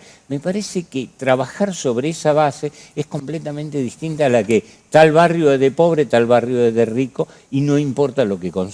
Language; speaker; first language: Spanish; native; Spanish